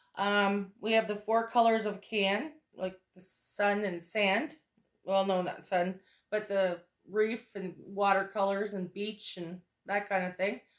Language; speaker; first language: English; native; English